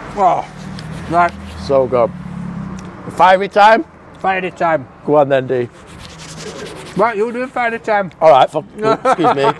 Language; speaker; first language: English; native; English